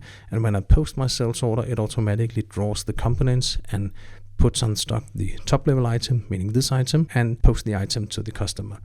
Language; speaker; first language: English; non-native, fluent; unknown